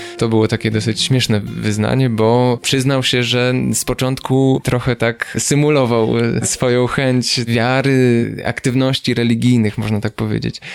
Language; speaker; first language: Polish; native; Polish